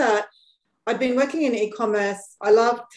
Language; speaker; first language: English; native; English